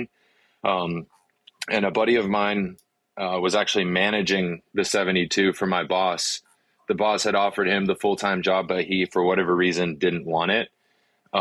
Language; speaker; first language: English; early bilingual, other home language; Afrikaans